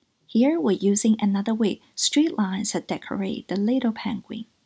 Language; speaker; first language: English; non-native, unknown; Chinese